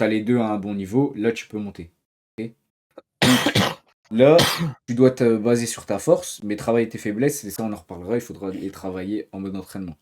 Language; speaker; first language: French; native; French